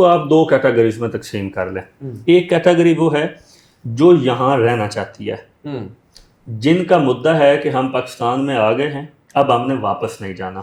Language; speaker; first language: Urdu; native; Urdu